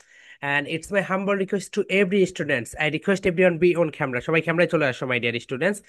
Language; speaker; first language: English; non-native, fluent; Bangla